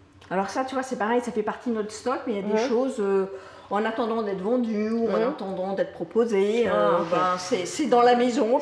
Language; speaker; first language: French; native; French